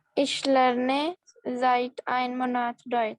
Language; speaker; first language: German; non-native, learner; Punjabi